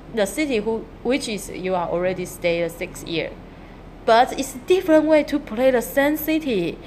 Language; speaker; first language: English; non-native, learner; Chinese